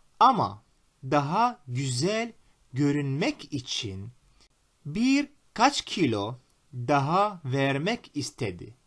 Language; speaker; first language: Turkish; non-native, fluent; Arabic